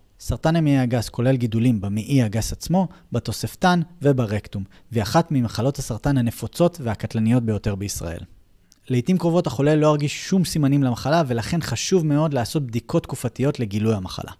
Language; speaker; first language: Hebrew; native; Hebrew